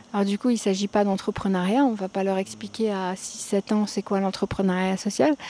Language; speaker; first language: French; non-native, local second language; Arabic